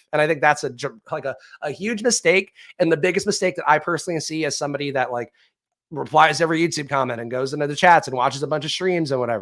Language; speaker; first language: English; native; English